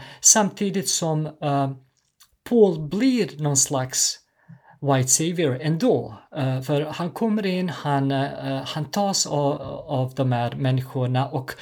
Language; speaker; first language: Swedish; non-native, fluent; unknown